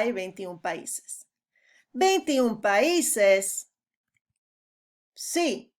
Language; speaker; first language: Spanish; non-native, fluent; English